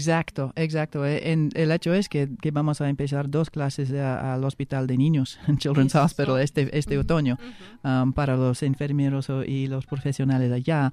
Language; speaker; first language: Spanish; non-native, fluent; English